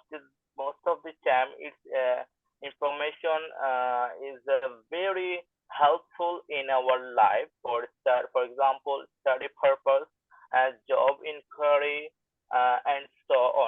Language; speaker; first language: English; non-native, learner; Bangla